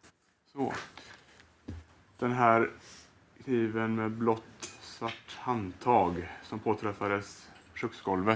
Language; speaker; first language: Swedish; native; Swedish